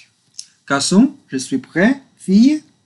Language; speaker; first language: French; non-native, learner; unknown